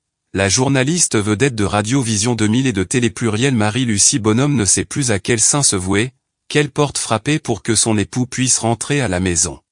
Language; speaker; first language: French; non-native, local second language; Haitian Creole